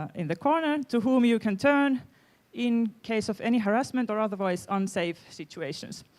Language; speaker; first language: English; non-native, fluent; Finnish